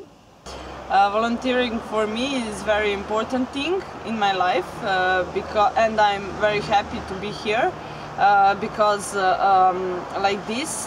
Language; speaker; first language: English; non-native, fluent; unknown